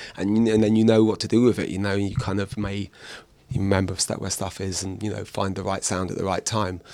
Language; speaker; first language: English; native; English